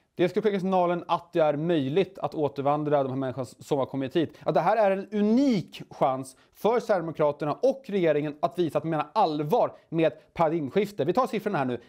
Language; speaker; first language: Swedish; native; Swedish